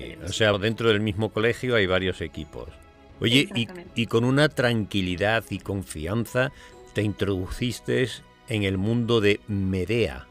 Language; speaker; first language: Spanish; native; Spanish